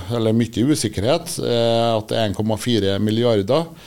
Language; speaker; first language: Norwegian; native; Norwegian